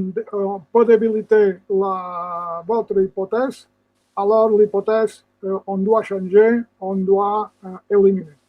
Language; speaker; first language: French; non-native, fluent; Spanish